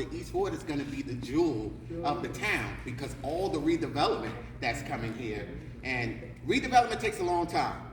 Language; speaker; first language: English; native; English